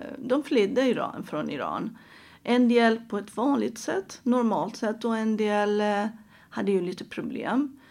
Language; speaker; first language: Swedish; non-native, fluent; Persian